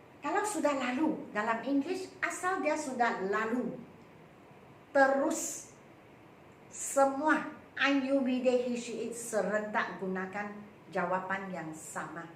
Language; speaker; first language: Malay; non-native, local second language; Chinese